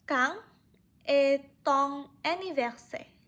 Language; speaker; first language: French; non-native, learner; Indonesian